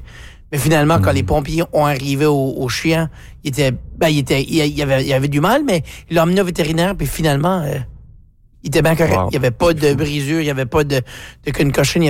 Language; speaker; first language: French; native; French